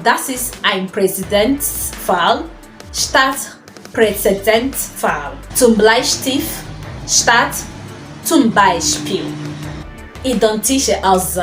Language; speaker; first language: German; non-native, fluent; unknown